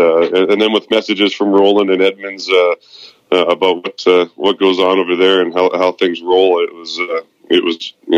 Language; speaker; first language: English; native; English